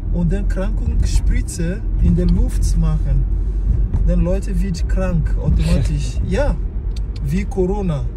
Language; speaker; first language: German; non-native, learner; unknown